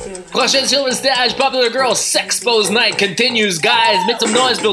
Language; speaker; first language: English; native; English